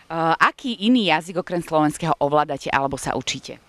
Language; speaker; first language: Slovak; native; Slovak